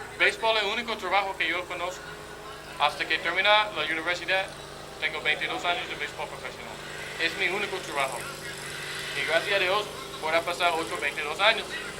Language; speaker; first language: Spanish; non-native, fluent; English